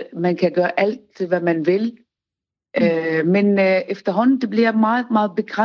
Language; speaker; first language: Danish; non-native, learner; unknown